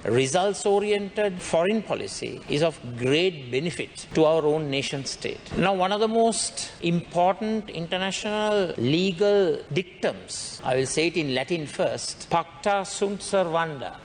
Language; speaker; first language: English; non-native, local second language; Sinhala